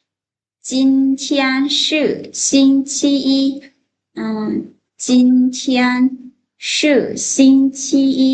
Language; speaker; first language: Chinese; non-native, fluent; Lao